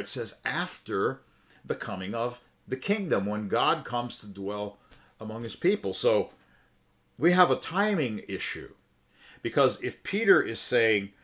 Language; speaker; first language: English; native; English